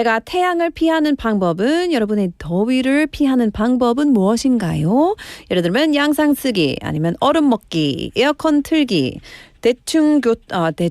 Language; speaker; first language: Korean; non-native, learner; English